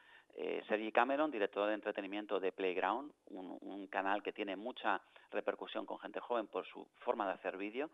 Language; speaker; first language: Spanish; native; Spanish